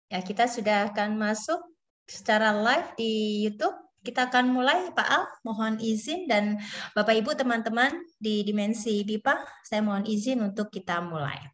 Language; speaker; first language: Indonesian; native; Indonesian